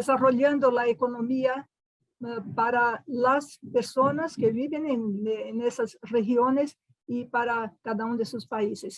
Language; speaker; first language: Spanish; non-native, fluent; Portuguese